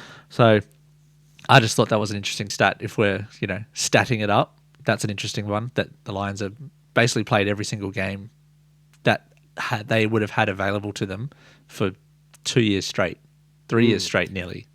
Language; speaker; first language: English; native; English